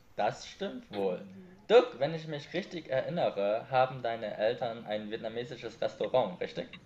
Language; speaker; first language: German; early bilingual, other home language; Vietnamese